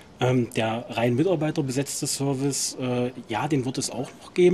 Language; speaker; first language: German; native; German